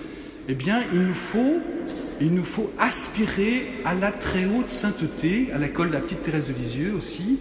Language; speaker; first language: French; native; French